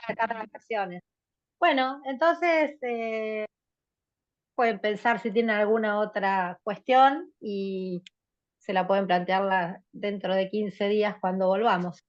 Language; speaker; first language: Spanish; native; Spanish